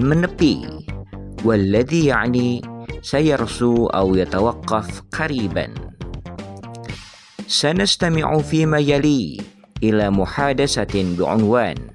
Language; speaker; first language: Arabic; non-native, fluent; Indonesian